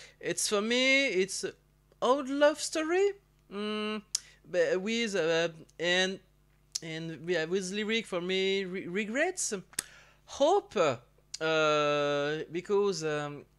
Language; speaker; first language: English; non-native, learner; French